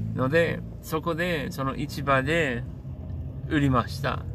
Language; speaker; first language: Japanese; non-native, learner; English